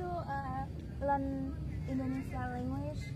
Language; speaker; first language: English; non-native, learner; Javanese